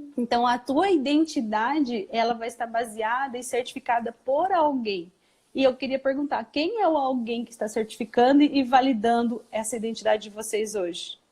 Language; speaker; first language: Portuguese; early bilingual, heritage; Portuguese